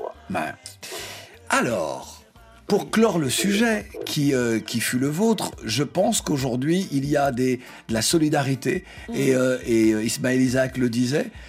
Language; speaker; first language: French; native; French